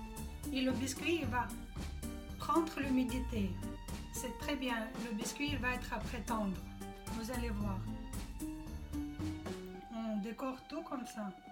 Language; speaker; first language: French; non-native, fluent; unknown